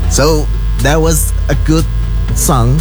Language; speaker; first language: English; non-native, fluent; Indonesian